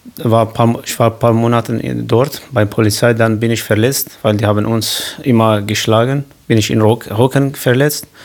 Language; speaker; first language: German; non-native, learner; Kurdish